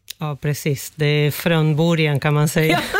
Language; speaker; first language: Swedish; non-native, fluent; Spanish